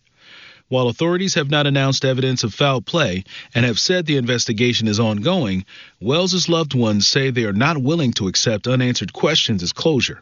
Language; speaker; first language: English; native; English